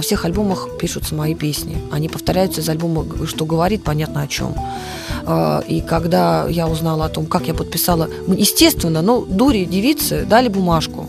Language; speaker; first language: Russian; native; Russian